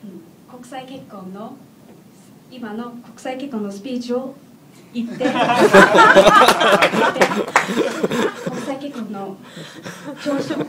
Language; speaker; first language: Japanese; non-native, learner; English